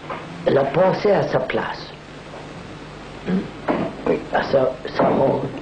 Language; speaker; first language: French; non-native, fluent; Telugu